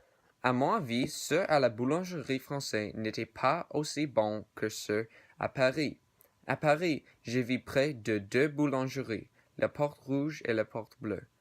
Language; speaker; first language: French; non-native, learner; English